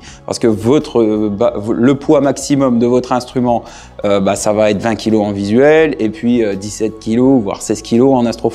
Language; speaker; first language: French; native; French